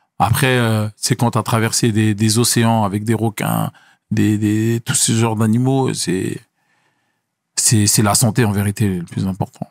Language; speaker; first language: French; early bilingual, other home language; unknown